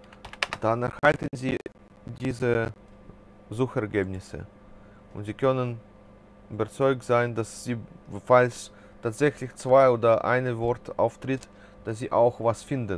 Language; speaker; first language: German; non-native, fluent; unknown